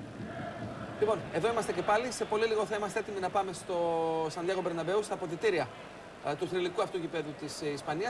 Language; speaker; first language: Greek; native; Greek